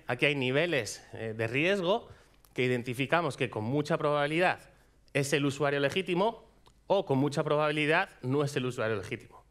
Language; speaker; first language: Spanish; native; Spanish